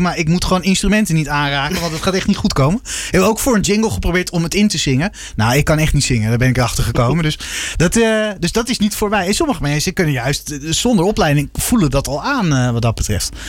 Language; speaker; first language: Dutch; native; Dutch